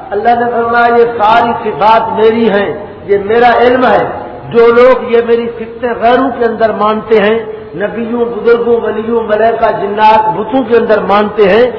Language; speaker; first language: Urdu; non-native, local second language; Punjabi